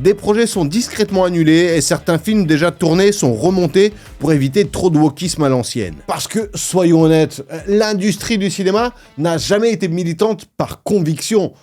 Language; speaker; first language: French; non-native, fluent; Russian